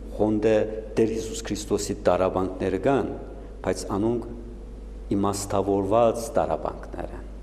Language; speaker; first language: Armenian; early bilingual, heritage; Armenian